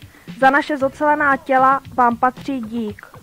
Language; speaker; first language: Czech; native; Czech